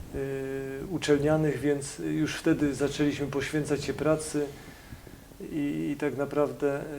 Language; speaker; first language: Polish; native; Polish